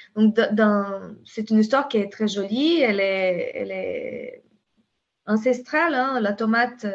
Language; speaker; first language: French; non-native, fluent; Portuguese